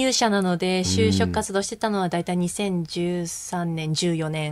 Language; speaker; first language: Japanese; native; Japanese